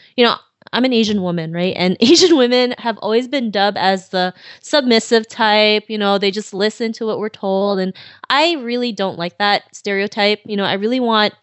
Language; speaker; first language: English; early bilingual, other home language; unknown